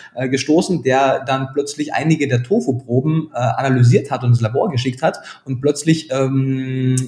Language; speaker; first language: German; native; German